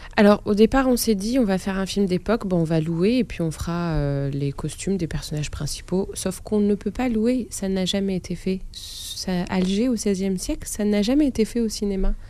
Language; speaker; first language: French; non-native, local second language; Arabic